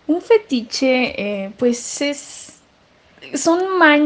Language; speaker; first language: Spanish; native; Spanish